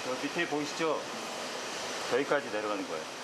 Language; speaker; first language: Korean; native; Korean